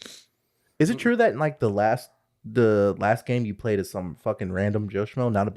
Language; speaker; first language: English; native; English